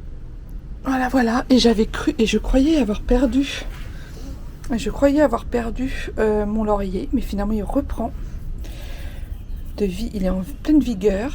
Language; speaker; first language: French; native; French